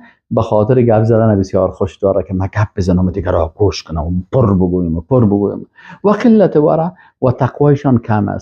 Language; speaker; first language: Persian; native; Persian